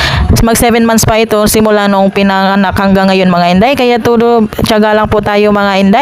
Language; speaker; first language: Filipino; non-native, local second language; Cebuano